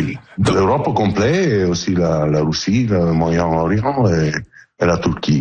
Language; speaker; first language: French; non-native, learner; Italian